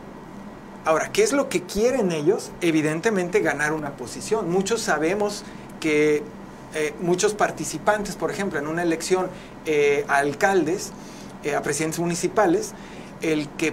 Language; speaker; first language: Spanish; native; Spanish